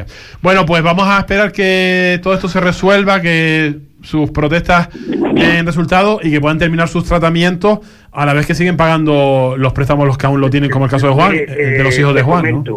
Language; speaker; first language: Spanish; native; Spanish